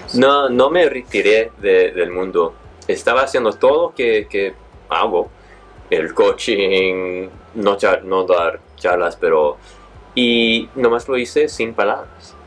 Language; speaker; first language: Spanish; early bilingual, heritage; Spanish